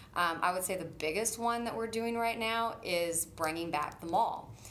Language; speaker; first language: English; native; English